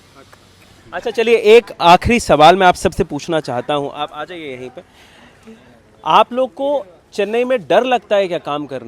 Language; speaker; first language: Hindi; native; Hindi